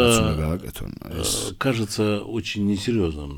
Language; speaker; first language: Russian; non-native, local second language; Georgian